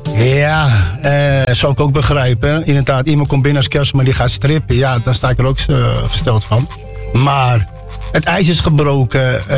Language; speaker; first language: Dutch; early bilingual, other home language; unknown